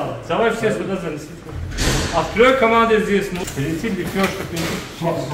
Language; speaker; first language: Russian; non-native, learner; Tajik